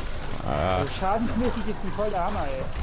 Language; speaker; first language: German; native; German